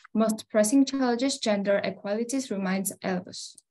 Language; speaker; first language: English; non-native, learner; Georgian